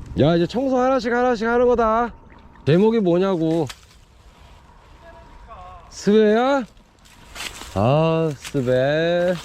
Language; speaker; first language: Korean; native; Korean